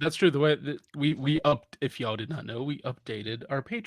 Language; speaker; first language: English; native; English